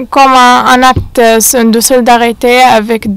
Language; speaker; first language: French; non-native, fluent; Arabic